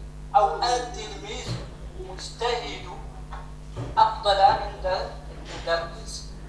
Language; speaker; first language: Arabic; non-native, learner; French